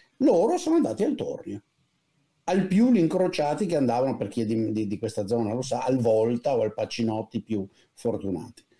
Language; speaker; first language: Italian; native; Italian